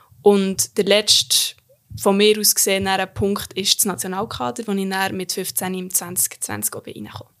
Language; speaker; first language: German; native; German